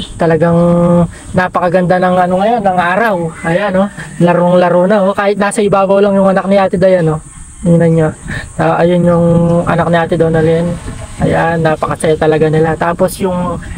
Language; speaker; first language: Filipino; non-native, local second language; Pampanga